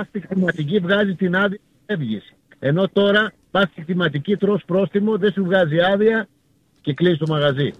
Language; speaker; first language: Greek; native; Greek